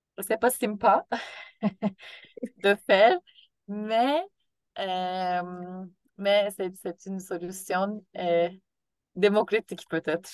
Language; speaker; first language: French; non-native, learner; Turkish